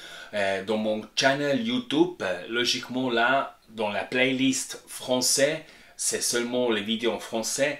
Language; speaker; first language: French; non-native, fluent; Spanish